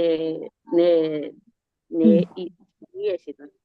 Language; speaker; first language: Korean; non-native, learner; Burmese